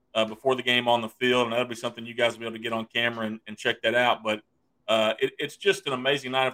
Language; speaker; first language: English; native; English